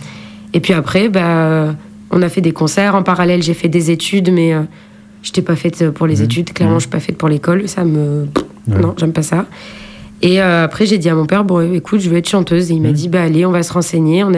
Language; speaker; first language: French; native; French